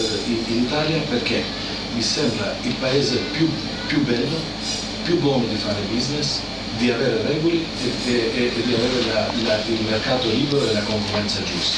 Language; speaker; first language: Italian; non-native, fluent; Albanian